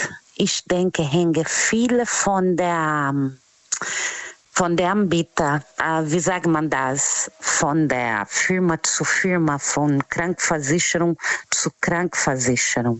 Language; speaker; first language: German; non-native, fluent; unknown